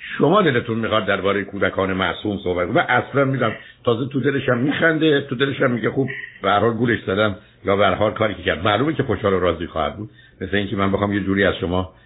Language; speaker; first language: Persian; native; Persian